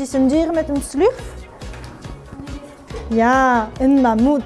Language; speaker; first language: Dutch; non-native, learner; French